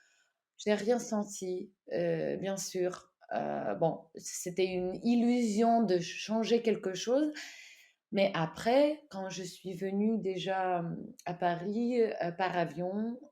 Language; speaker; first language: French; non-native, fluent; Ukrainian